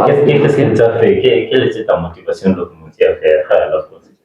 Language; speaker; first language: French; non-native, learner; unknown